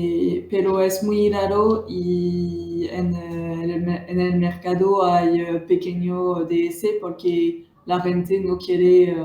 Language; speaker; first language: Spanish; non-native, learner; French